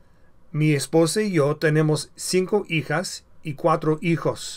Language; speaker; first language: Spanish; non-native, learner; English